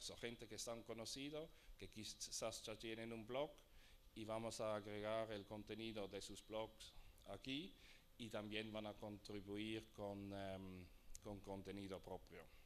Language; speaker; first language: Spanish; non-native, fluent; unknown